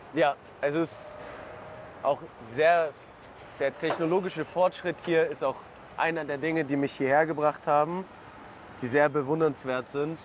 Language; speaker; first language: German; native; German